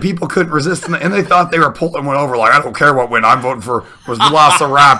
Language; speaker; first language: English; native; English